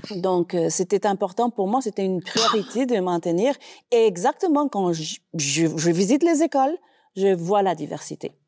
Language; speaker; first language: French; non-native, fluent; Spanish